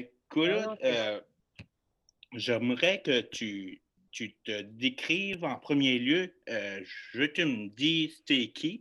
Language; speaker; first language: French; native; French